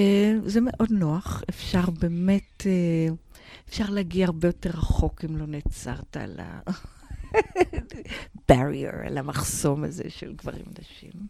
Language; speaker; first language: Hebrew; non-native, fluent; English